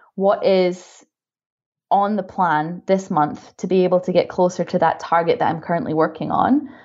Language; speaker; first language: English; native; English